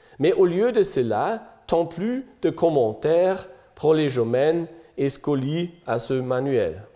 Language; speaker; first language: French; non-native, fluent; German